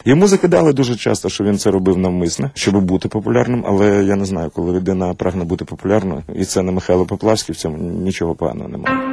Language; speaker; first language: Ukrainian; native; Ukrainian